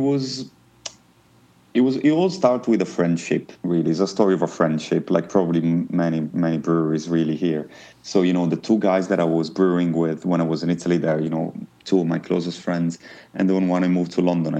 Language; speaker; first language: English; non-native, fluent; Italian